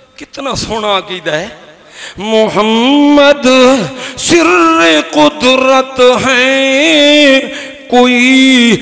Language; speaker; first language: Urdu; non-native, local second language; Punjabi